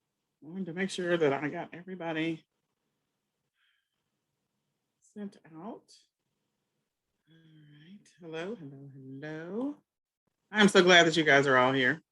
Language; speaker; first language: English; native; English